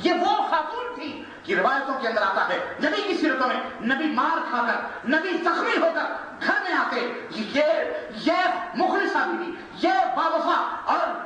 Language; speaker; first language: Urdu; native; Urdu